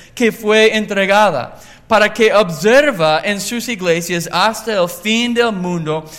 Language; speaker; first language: Spanish; non-native, learner; English